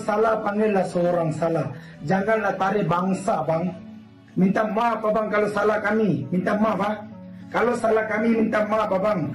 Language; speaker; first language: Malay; non-native, learner; Bangla